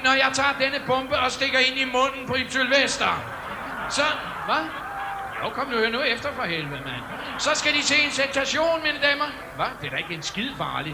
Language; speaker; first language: Danish; native; Danish